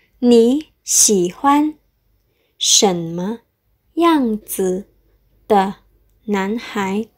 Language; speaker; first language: Chinese; non-native, fluent; Indonesian